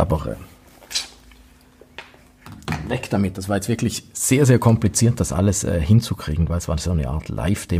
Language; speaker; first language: German; native; German